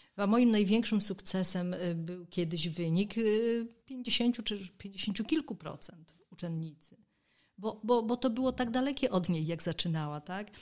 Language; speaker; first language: Polish; native; Polish